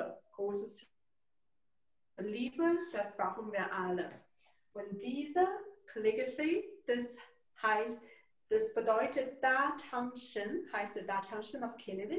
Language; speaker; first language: German; non-native, learner; Chinese